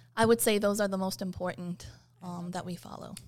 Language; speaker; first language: English; early bilingual, other home language; Persian